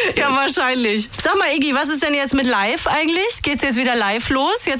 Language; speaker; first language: German; native; German